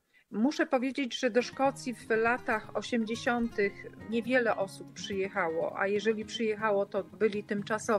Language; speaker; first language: Polish; native; Polish